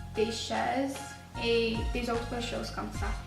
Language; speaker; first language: French; non-native, learner; English